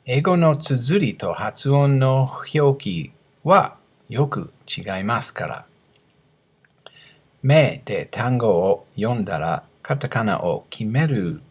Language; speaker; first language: Japanese; non-native, fluent; English